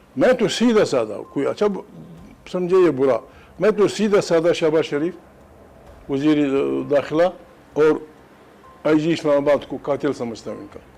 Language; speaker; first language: Urdu; non-native, local second language; Pashto